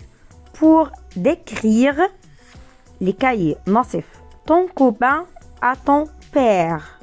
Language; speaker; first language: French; non-native, fluent; Arabic